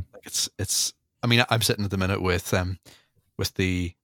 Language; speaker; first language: English; native; English